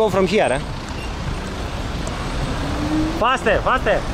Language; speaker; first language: English; non-native, learner; Greek